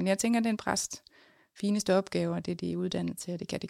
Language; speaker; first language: Danish; native; Danish